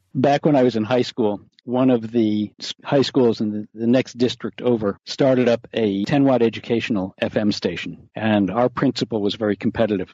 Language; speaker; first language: English; native; English